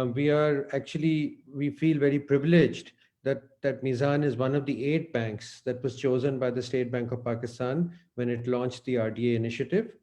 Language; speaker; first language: English; non-native, local second language; Urdu